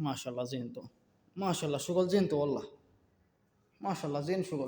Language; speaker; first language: Arabic; non-native, learner; Bangla